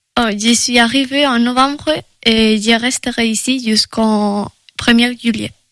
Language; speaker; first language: French; non-native, fluent; Spanish